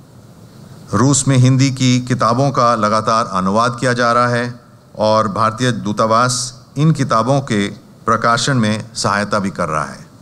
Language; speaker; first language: Hindi; native; Hindi